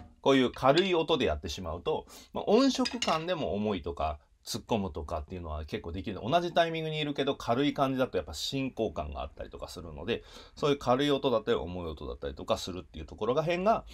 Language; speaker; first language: Japanese; native; Japanese